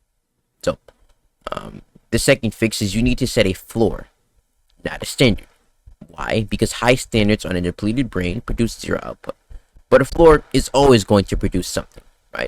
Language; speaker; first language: English; native; English